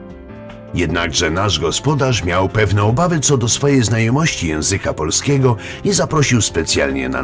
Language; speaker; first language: Polish; native; Polish